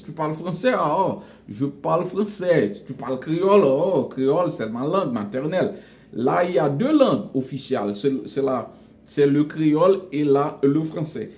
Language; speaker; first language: French; non-native, local second language; Haitian Creole